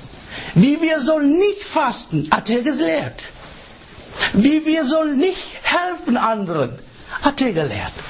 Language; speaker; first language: German; non-native, fluent; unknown